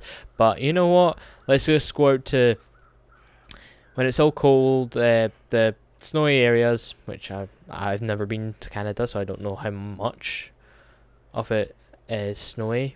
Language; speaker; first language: English; native; English